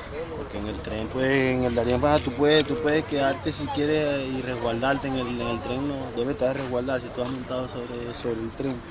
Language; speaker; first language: Spanish; native; Spanish